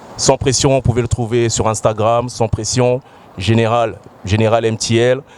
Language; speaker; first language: French; early bilingual, other home language; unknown